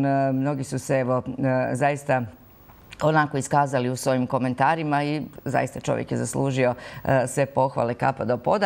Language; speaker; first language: Croatian; native; Croatian